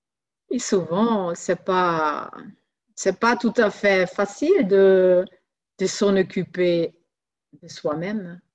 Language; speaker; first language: French; non-native, fluent; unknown